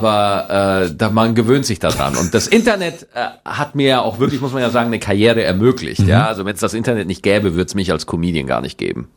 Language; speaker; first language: German; native; German